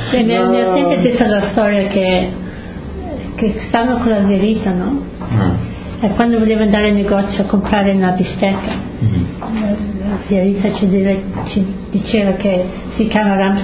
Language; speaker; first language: Italian; early bilingual, heritage; Italian